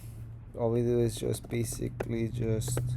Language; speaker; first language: English; native; English